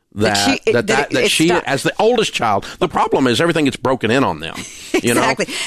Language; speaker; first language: English; native; English